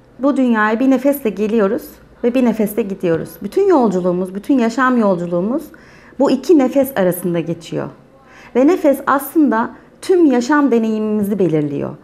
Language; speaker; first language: Turkish; native; Turkish